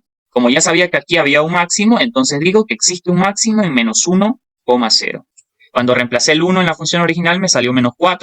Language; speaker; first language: Spanish; native; Spanish